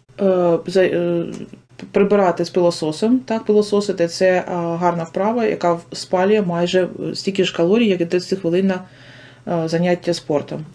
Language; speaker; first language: Ukrainian; native; Ukrainian